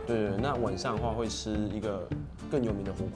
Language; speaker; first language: Chinese; native; Chinese